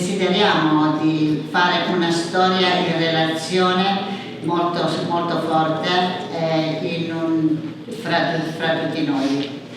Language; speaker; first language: Italian; early bilingual, heritage; English